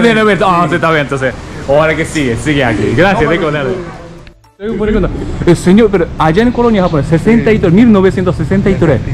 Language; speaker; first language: Spanish; non-native, learner; Japanese